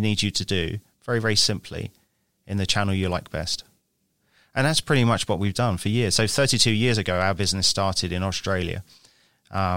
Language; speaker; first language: English; native; English